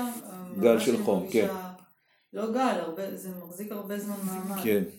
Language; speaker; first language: Hebrew; native; Hebrew